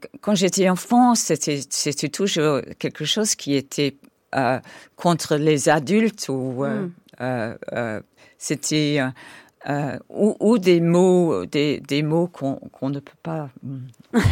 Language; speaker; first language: French; non-native, fluent; English